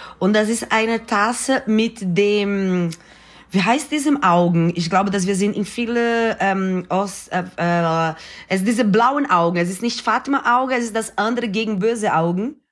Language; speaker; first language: German; non-native, fluent; Portuguese